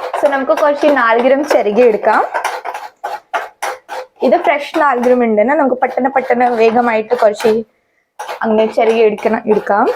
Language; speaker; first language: Malayalam; non-native, fluent; Hindi